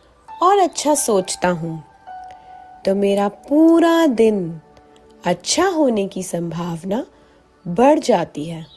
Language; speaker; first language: Hindi; native; Hindi